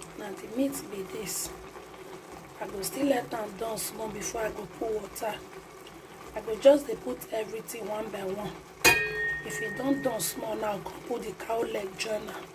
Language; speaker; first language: Nigerian Pidgin; native; Nigerian Pidgin